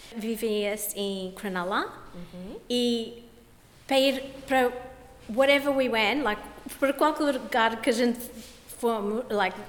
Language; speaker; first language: Portuguese; early bilingual, heritage; Portuguese